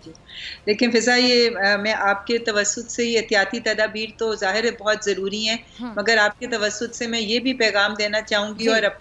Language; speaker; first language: Urdu; native; Urdu